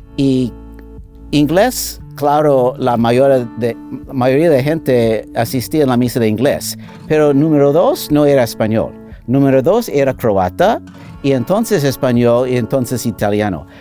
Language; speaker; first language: Spanish; non-native, fluent; English